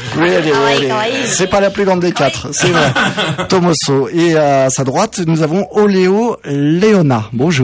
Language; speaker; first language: French; native; French